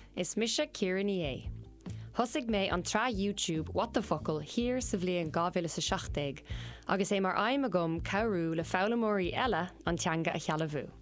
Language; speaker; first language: Irish; non-native, local second language; English